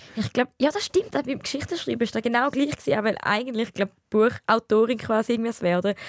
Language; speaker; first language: German; early bilingual, other home language; Tamil